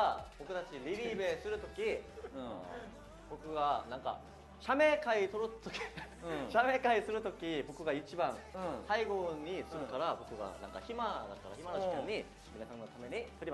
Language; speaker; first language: Japanese; non-native, learner; Korean